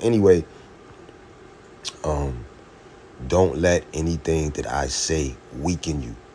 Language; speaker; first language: English; native; English